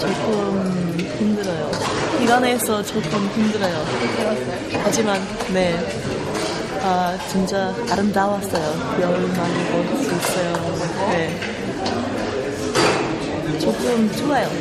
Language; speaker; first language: Korean; non-native, learner; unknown